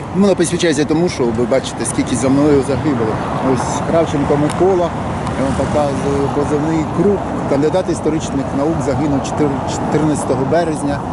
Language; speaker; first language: Ukrainian; native; Ukrainian